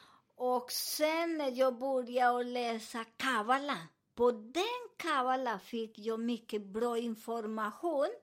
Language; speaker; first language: Swedish; non-native, learner; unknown